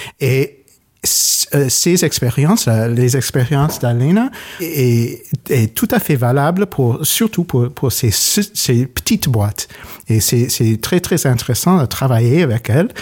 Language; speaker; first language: French; non-native, learner; English